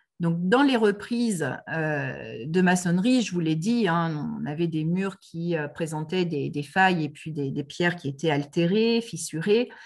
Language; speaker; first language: French; native; French